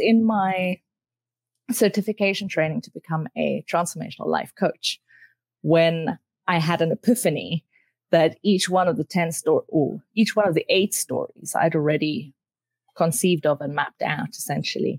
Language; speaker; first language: English; native; English